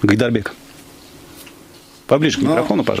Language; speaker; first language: Russian; native; Russian